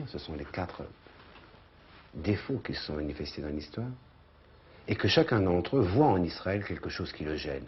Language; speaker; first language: French; native; French